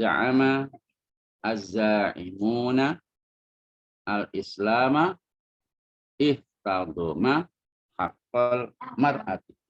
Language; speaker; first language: Arabic; non-native, fluent; Indonesian